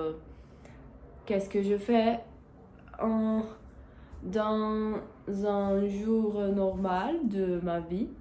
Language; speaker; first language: French; non-native, learner; Portuguese